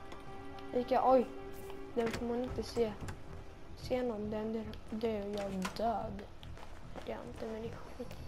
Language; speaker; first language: Swedish; native; Swedish